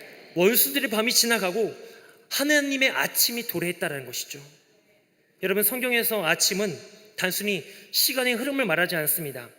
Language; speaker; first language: Korean; native; Korean